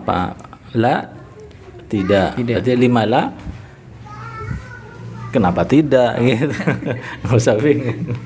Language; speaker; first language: Indonesian; native; Indonesian